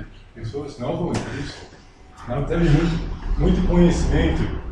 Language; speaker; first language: Portuguese; non-native, fluent; English